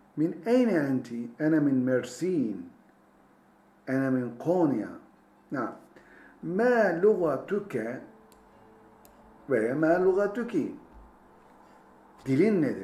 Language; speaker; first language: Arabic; non-native, fluent; Turkish